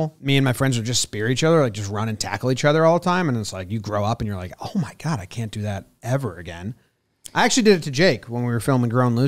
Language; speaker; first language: English; native; English